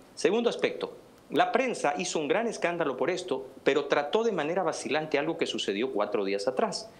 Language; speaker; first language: Spanish; native; Spanish